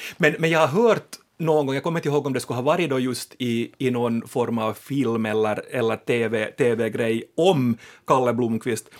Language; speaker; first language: Swedish; native; Swedish